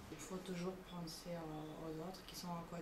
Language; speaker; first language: French; non-native, learner; Lithuanian